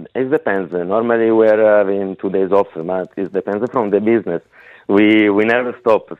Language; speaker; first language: English; non-native, learner; Italian